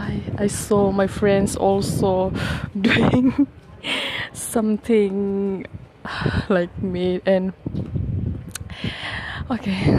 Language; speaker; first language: English; non-native, local second language; Malay